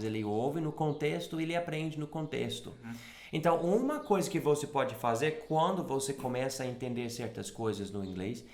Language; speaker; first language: Portuguese; non-native, fluent; English